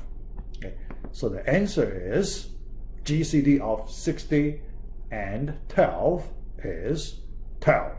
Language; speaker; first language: English; non-native, fluent; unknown